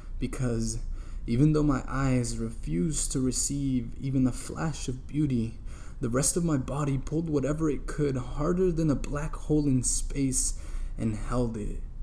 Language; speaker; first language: English; early bilingual, other home language; Spanish